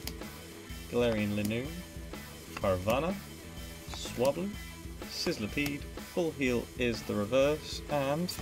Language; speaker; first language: English; native; English